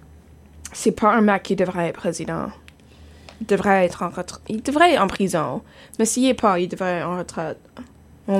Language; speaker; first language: French; non-native, local second language; English